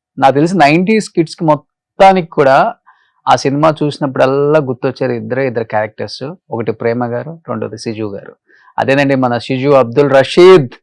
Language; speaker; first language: Telugu; native; Telugu